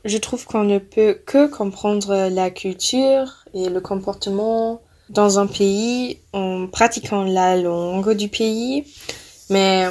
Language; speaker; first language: French; non-native, fluent; German